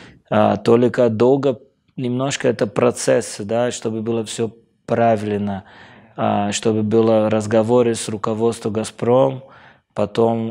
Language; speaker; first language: Russian; non-native, fluent; Portuguese